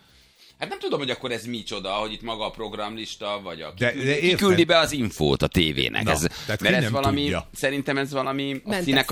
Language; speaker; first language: Hungarian; native; Hungarian